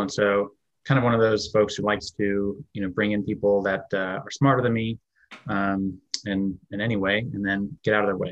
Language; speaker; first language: English; native; English